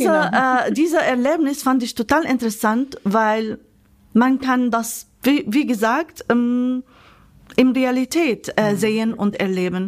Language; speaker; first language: German; non-native, fluent; Arabic